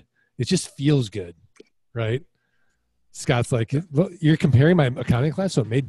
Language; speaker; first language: English; native; English